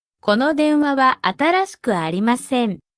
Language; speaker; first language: Japanese; non-native, fluent; Korean